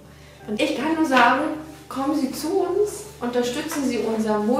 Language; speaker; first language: German; native; German